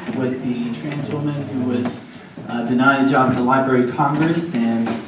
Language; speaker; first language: English; native; English